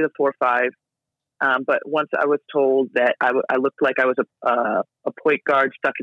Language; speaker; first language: English; native; English